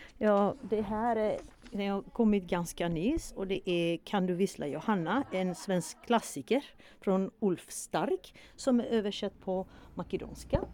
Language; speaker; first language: Swedish; non-native, learner; Macedonian